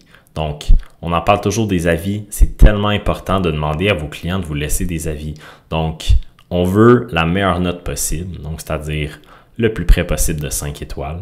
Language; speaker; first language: French; native; French